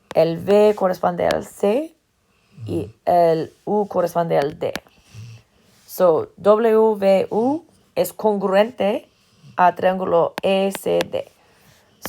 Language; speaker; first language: Spanish; non-native, fluent; English